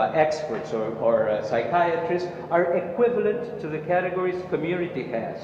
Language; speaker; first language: English; non-native, fluent; Spanish